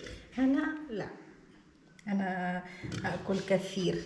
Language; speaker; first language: Arabic; non-native, learner; Portuguese